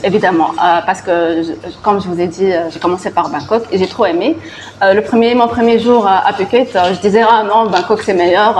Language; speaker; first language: French; non-native, local second language; Arabic